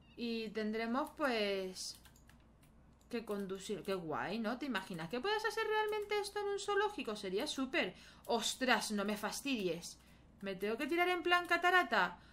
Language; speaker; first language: Spanish; native; Spanish